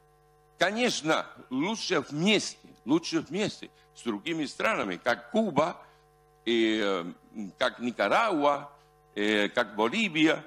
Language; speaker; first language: Russian; non-native, fluent; Spanish